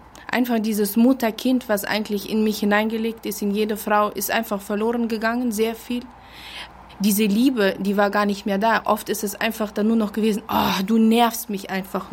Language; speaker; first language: German; early bilingual, heritage; German